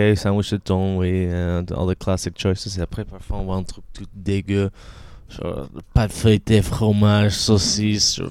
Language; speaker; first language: French; non-native, fluent; Spanish